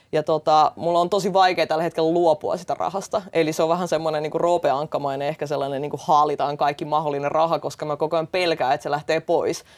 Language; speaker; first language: Finnish; early bilingual, other home language; Russian